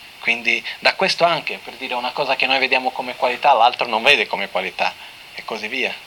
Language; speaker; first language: Italian; non-native, fluent; Portuguese